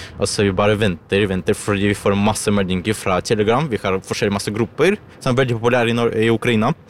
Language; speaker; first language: Norwegian; non-native, learner; Ukrainian